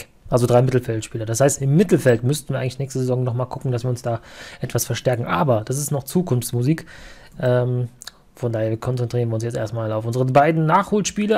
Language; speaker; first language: German; native; German